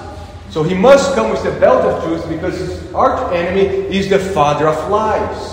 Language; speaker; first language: English; non-native, fluent; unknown